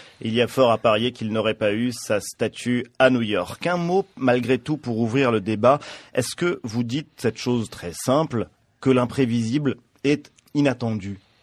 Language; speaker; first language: French; native; French